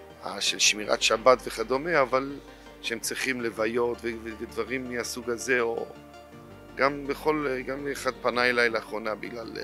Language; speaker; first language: Hebrew; non-native, fluent; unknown